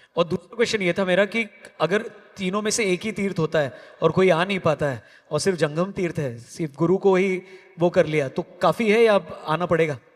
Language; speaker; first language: Hindi; native; Hindi